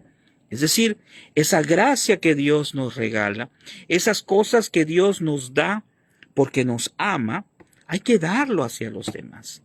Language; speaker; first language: Spanish; native; Spanish